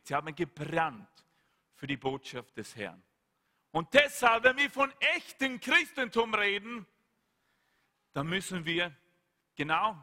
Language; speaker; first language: German; non-native, fluent; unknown